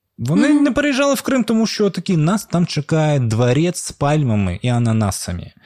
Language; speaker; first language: Ukrainian; non-native, local second language; Russian